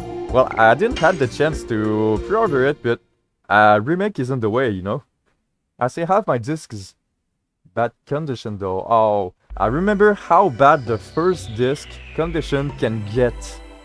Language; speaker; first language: English; non-native, fluent; French